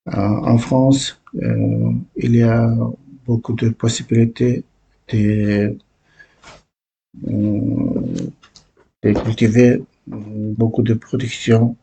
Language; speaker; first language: French; non-native, learner; Uzbek